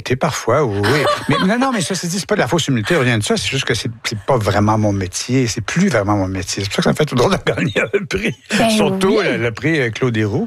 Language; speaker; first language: French; native; French